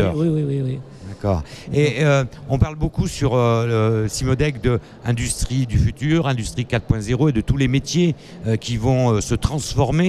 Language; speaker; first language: French; native; French